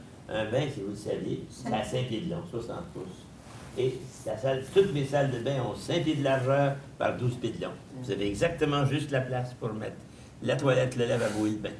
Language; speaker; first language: French; native; French